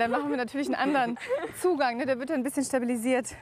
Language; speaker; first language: German; native; German